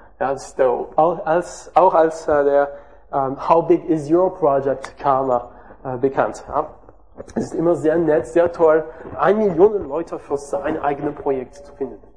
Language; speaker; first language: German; non-native, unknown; French